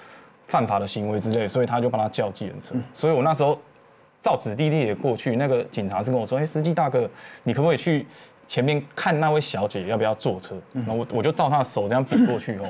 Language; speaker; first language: Chinese; native; Chinese